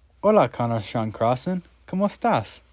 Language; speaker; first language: Spanish; non-native, learner; English